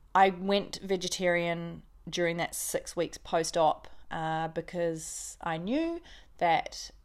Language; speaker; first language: English; native; English